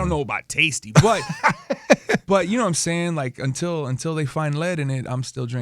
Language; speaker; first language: English; native; English